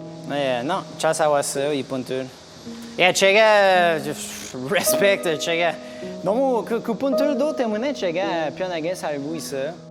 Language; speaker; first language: Korean; non-native, learner; French